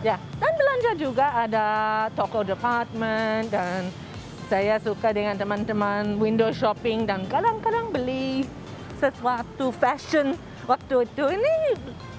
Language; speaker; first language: Indonesian; non-native, fluent; English